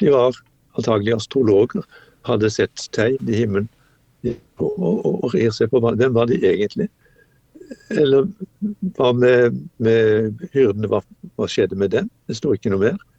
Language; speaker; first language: Norwegian; native; Norwegian